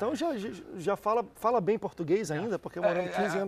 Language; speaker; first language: Portuguese; native; Portuguese